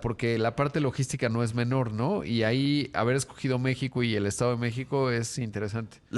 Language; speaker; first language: Spanish; native; Spanish